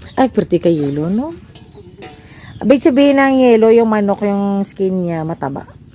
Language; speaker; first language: Filipino; native; Filipino